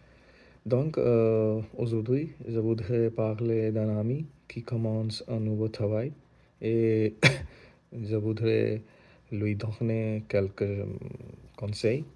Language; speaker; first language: French; non-native, learner; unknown